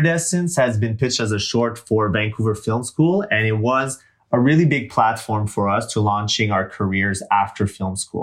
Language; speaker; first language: English; non-native, fluent; French